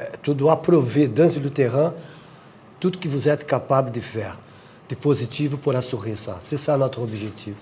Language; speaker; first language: French; non-native, fluent; Portuguese